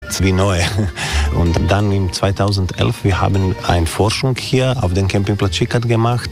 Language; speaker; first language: German; non-native, learner; Croatian